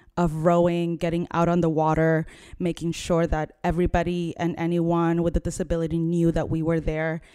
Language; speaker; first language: English; early bilingual, other home language; Spanish